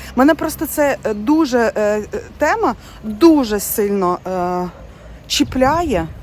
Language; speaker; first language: Ukrainian; non-native, local second language; Russian